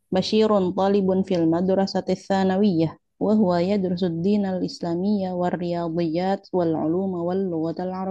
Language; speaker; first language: Arabic; non-native, learner; Indonesian